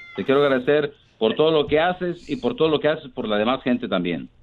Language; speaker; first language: Spanish; native; Spanish